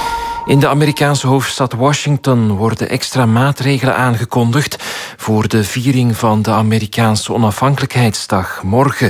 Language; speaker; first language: Dutch; native; Dutch